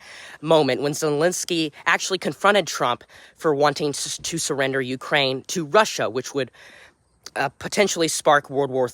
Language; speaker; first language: English; native; English